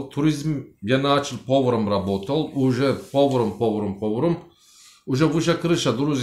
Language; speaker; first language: Russian; non-native, learner; Turkish